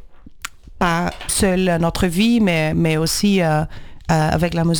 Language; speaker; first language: French; non-native, learner; Portuguese